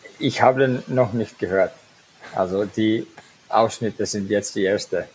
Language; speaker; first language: German; non-native, fluent; Finnish